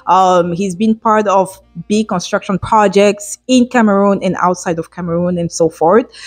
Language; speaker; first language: English; non-native, local second language; French